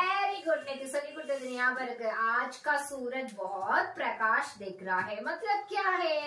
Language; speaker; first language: Hindi; non-native, local second language; Tamil